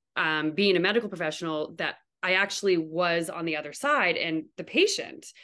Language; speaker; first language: English; native; English